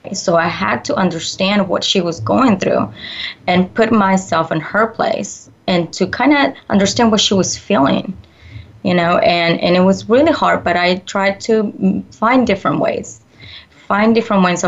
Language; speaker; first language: English; early bilingual, other home language; Spanish